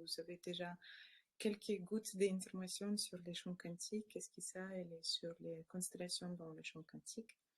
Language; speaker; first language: French; non-native, learner; Russian